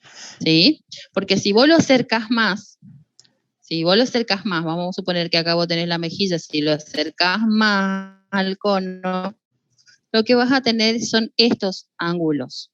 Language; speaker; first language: Spanish; native; Spanish